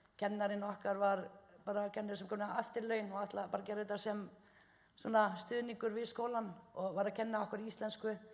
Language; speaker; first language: Icelandic; non-native, fluent; Arabic